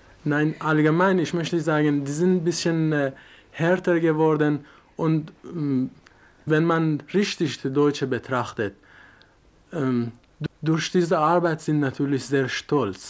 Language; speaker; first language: German; non-native, learner; Persian